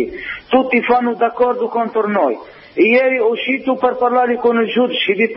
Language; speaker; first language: Italian; non-native, learner; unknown